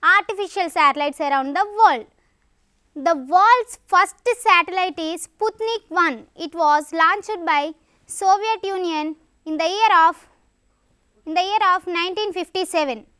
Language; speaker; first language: English; non-native, local second language; Telugu